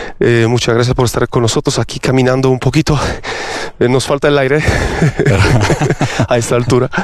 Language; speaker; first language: Spanish; non-native, fluent; Polish